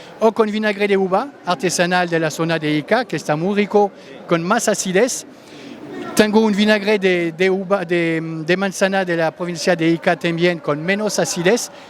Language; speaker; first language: Spanish; non-native, fluent; French